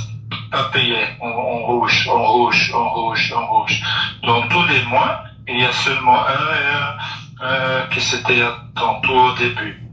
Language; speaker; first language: French; non-native, learner; Dutch